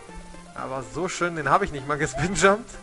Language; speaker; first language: German; native; German